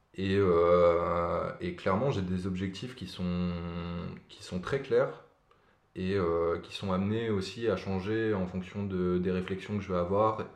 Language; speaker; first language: French; native; French